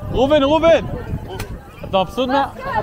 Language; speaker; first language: Hebrew; non-native, fluent; Korean